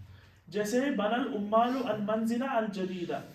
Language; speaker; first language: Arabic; non-native, fluent; Urdu